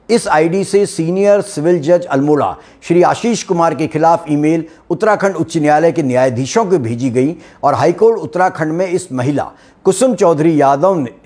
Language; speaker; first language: Hindi; native; Hindi